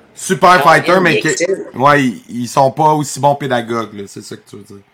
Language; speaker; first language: French; native; French